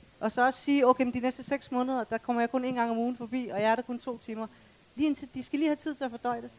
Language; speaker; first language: Danish; early bilingual, other home language; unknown